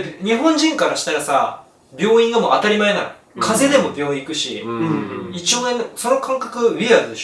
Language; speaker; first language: Japanese; native; Japanese